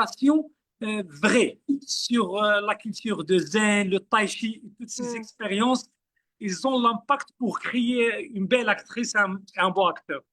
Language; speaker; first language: French; non-native, fluent; Arabic